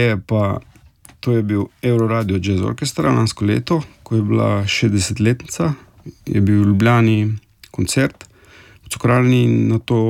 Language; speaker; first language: Slovenian; native; Slovenian